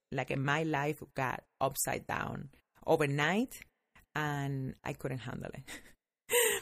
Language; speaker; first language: English; non-native, fluent; Spanish